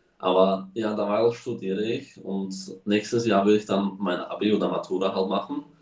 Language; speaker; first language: German; early bilingual, heritage; German